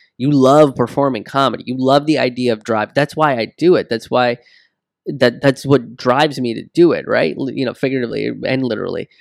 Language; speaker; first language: English; early bilingual, other home language; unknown